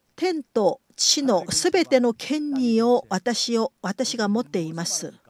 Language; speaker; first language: Japanese; non-native, fluent; Korean